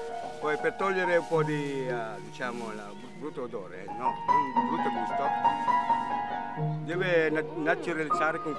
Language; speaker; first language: Italian; non-native, learner; Filipino